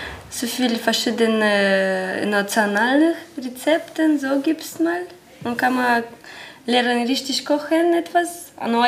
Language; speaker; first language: German; non-native, learner; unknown